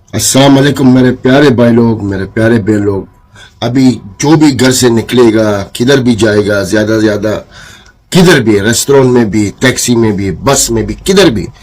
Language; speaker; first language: Hindi; non-native, fluent; Arabic